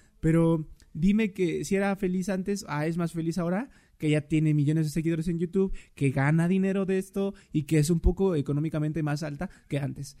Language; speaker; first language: Spanish; native; Spanish